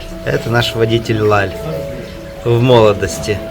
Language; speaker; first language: Russian; native; Russian